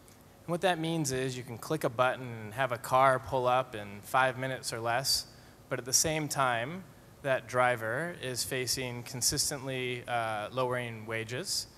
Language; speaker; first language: English; native; English